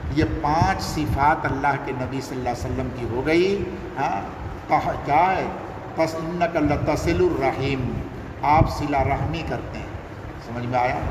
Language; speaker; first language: Urdu; non-native, local second language; Bangla